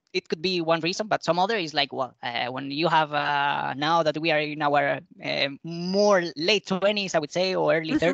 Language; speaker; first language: English; non-native, fluent; Spanish